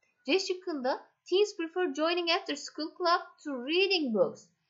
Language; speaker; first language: English; non-native, fluent; Turkish